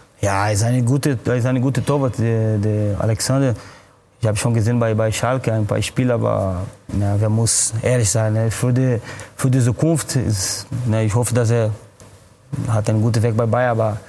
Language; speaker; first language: German; non-native, fluent; Portuguese